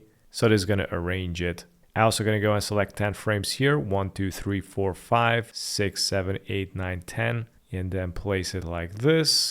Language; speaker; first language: English; non-native, fluent; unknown